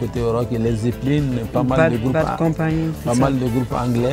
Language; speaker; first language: French; non-native, local second language; Bambara